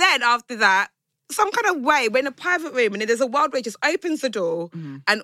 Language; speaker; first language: English; non-native, local second language; Yoruba